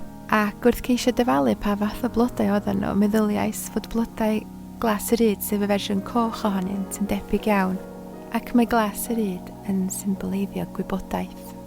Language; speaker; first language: Welsh; native; Welsh